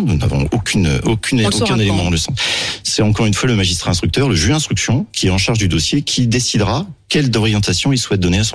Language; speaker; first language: French; native; French